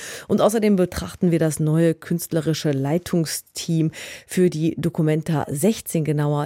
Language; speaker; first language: German; native; German